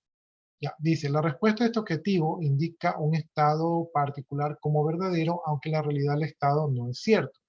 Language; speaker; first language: Spanish; native; Spanish